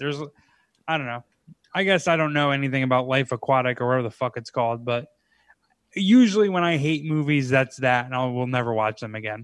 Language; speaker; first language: English; native; English